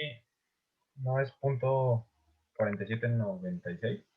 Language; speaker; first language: Spanish; native; Spanish